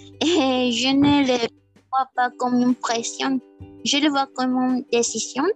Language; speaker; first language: French; non-native, learner; Spanish